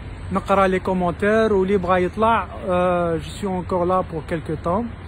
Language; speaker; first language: French; non-native, local second language; Arabic